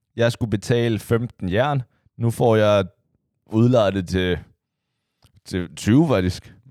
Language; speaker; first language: Danish; early bilingual, other home language; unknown